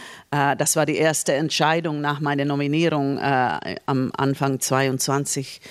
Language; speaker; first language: German; non-native, fluent; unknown